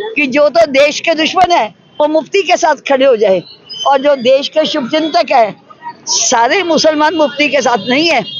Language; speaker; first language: Hindi; non-native, local second language; Punjabi